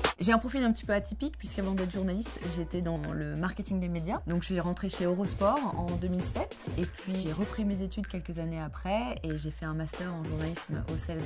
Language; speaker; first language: French; native; French